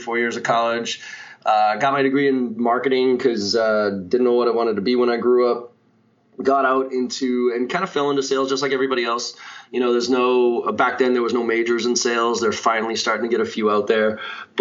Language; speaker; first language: English; native; English